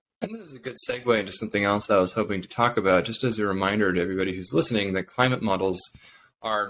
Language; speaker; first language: English; native; English